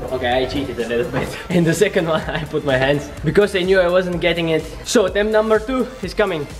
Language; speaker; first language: English; non-native, fluent; Bulgarian